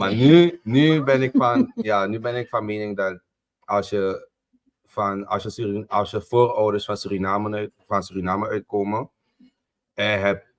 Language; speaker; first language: Dutch; native; Dutch